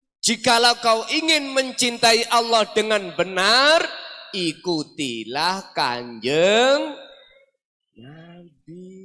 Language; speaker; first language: Indonesian; non-native, local second language; Javanese